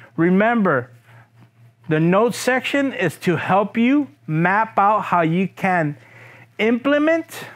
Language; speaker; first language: English; early bilingual, other home language; Spanish